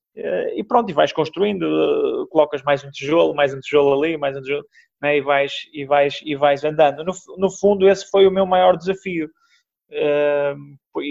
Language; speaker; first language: Portuguese; native; Portuguese